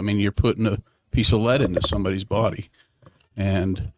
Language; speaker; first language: English; native; English